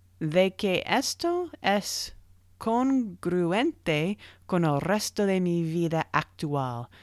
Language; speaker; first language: Spanish; non-native, learner; English